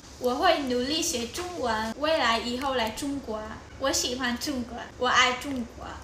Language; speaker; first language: Chinese; non-native, learner; Vietnamese